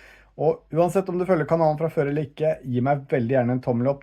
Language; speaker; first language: Norwegian; native; Norwegian